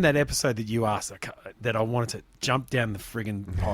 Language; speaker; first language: English; native; English